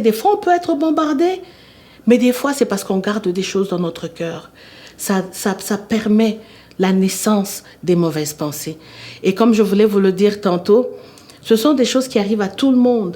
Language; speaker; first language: French; native; French